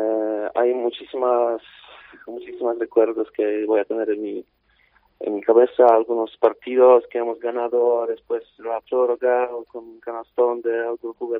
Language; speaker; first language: Spanish; non-native, fluent; Polish